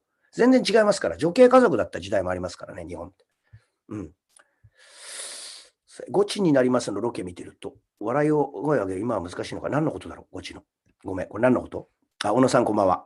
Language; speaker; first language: Japanese; native; Japanese